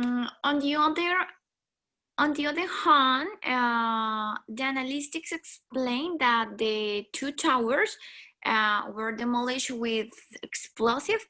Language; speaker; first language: English; non-native, learner; Spanish